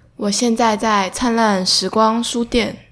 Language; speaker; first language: Chinese; early bilingual, heritage; Chinese